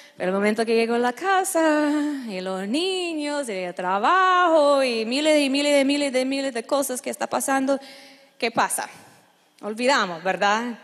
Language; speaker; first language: Spanish; non-native, fluent; English